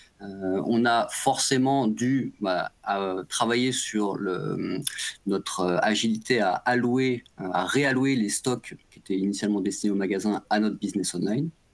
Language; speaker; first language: French; native; French